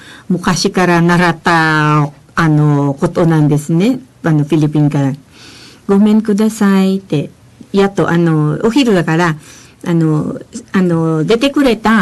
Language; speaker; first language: Japanese; non-native, learner; Filipino